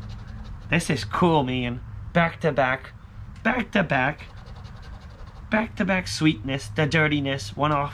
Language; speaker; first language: English; native; English